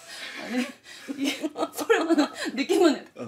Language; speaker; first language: Korean; native; Korean